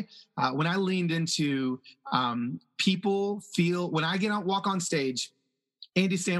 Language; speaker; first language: English; early bilingual, other home language; Spanish